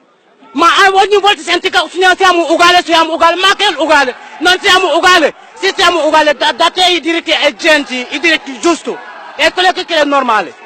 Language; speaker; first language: Italian; non-native, learner; Wolof